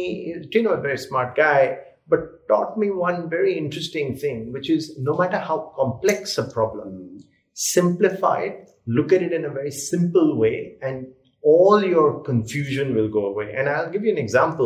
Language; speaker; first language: English; non-native, local second language; Hindi